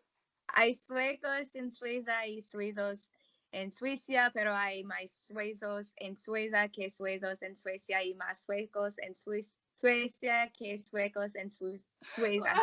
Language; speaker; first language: Spanish; non-native, learner; English